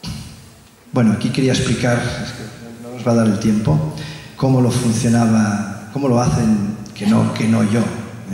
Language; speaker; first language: Spanish; native; Spanish